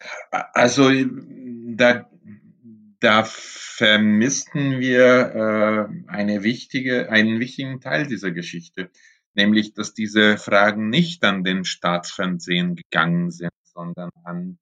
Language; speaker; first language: German; non-native, fluent; Hungarian